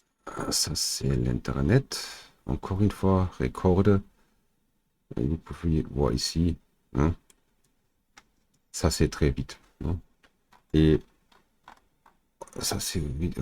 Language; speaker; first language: French; non-native, learner; German